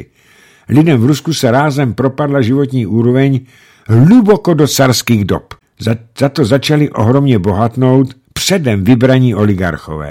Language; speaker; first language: Czech; native; Czech